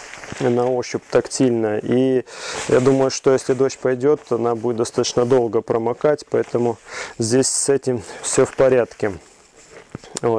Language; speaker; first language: Russian; native; Russian